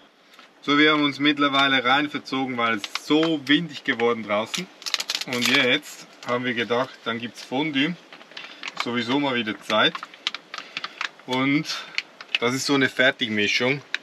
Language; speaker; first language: German; native; German